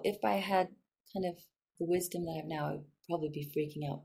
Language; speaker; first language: English; native; English